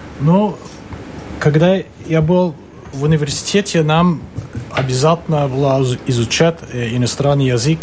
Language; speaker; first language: Russian; non-native, fluent; English